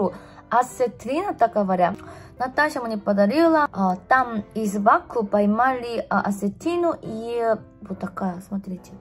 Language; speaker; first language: Russian; non-native, learner; Korean